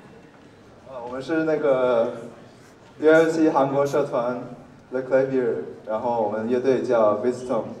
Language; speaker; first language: Chinese; non-native, fluent; Korean